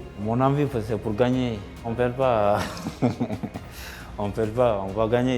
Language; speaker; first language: French; non-native, learner; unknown